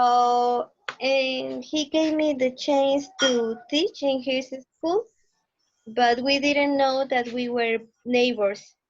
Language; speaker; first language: English; non-native, learner; Spanish